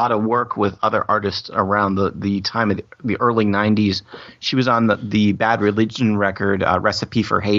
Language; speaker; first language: English; native; English